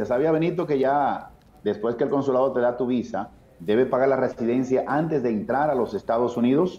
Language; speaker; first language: Spanish; native; Spanish